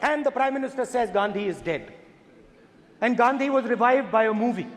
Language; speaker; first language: English; non-native, local second language; Hindi